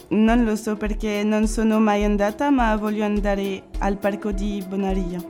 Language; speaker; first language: Italian; non-native, learner; French